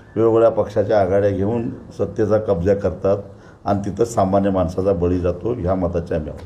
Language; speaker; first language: Marathi; native; Marathi